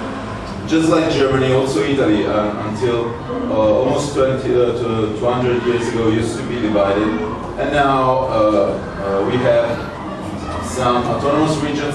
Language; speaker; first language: English; non-native, learner; Italian